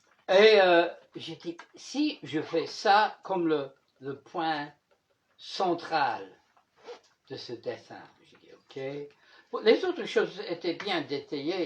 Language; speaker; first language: French; non-native, fluent; English